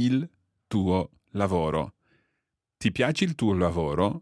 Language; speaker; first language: Italian; non-native, fluent; English